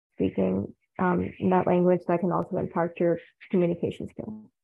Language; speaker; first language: English; early bilingual, other home language; Tamil